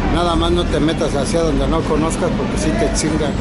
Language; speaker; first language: Spanish; native; Spanish